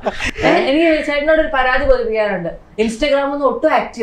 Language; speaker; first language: Malayalam; native; Malayalam